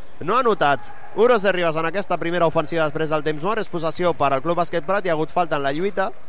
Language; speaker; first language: Catalan; native; Catalan